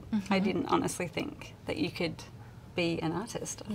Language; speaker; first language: English; native; English